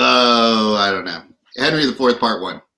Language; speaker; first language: English; native; English